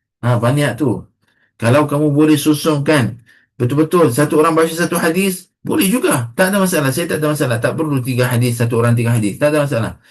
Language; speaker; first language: Malay; non-native, fluent; Arabic